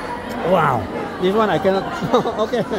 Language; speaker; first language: English; non-native, local second language; Malay